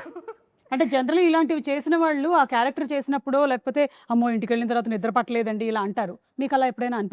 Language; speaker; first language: Telugu; native; Telugu